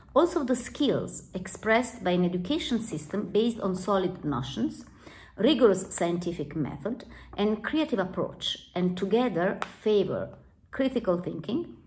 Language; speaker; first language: English; non-native, fluent; Italian